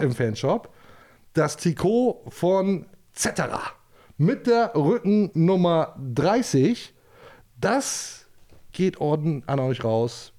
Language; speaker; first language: German; native; German